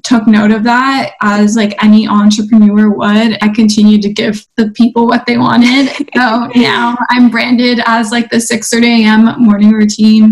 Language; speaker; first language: English; native; English